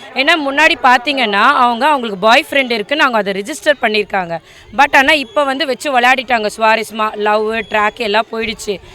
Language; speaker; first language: Tamil; native; Tamil